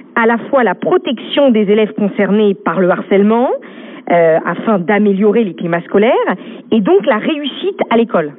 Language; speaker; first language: French; native; French